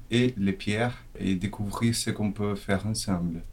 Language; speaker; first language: French; non-native, fluent; Portuguese